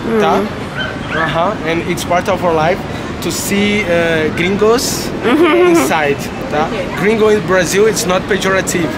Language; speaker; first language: English; non-native, fluent; Portuguese